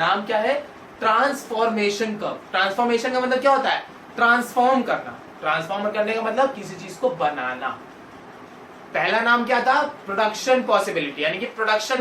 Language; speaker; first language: Hindi; native; Hindi